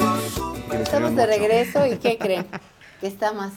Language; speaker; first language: Spanish; native; Spanish